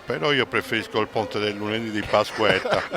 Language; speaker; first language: Italian; native; Italian